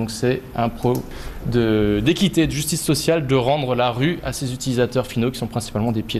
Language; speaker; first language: French; native; French